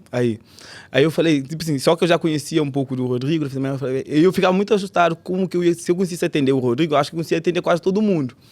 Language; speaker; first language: Portuguese; non-native, local second language; Kabuverdianu